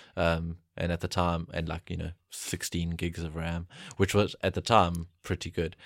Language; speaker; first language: English; native; English